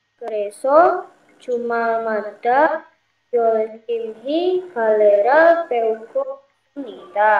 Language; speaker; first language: Korean; non-native, learner; Indonesian